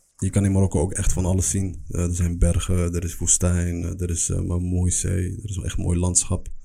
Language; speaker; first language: Dutch; early bilingual, other home language; Arabic